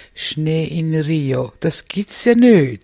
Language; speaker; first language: German; non-native, fluent; Italian